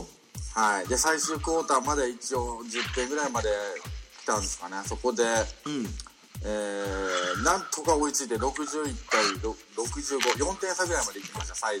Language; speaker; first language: Japanese; native; Japanese